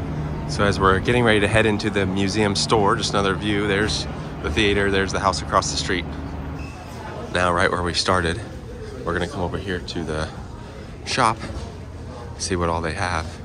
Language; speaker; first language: English; native; English